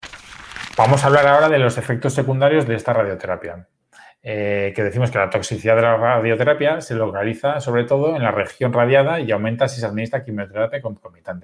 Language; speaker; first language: Spanish; native; Spanish